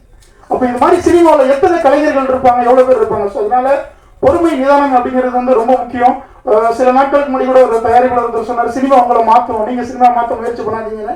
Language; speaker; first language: Tamil; native; Tamil